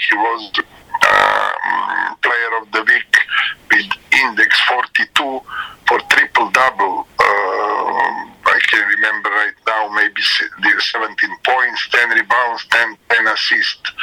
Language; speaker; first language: English; non-native, learner; Serbian